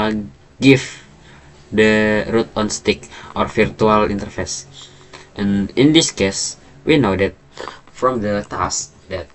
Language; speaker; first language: English; non-native, learner; Indonesian